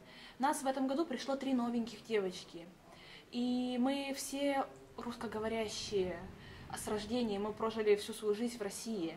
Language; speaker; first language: Russian; early bilingual, heritage; Russian